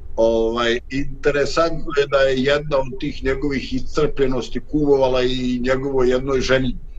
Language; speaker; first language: Bosnian; native; Bosnian